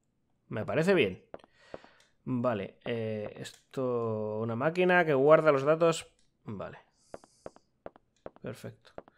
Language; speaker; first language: Spanish; native; Spanish